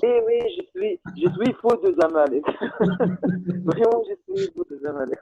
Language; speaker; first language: French; non-native, learner; Arabic